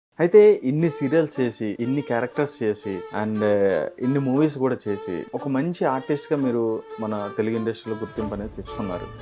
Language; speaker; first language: Telugu; native; Telugu